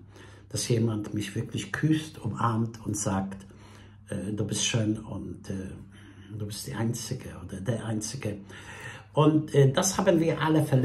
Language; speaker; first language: German; non-native, fluent; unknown